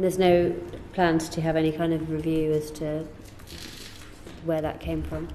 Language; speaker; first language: English; native; English